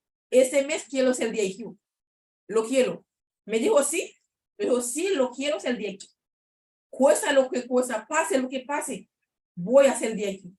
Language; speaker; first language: Spanish; non-native, learner; Haitian Creole